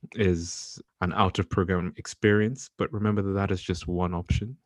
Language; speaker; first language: English; non-native, local second language; Yoruba